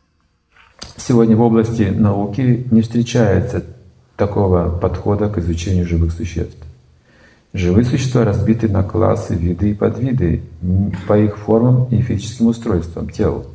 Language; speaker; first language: Russian; native; Russian